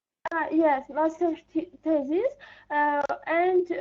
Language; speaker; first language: English; non-native, learner; Armenian